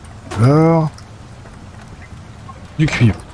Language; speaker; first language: French; native; French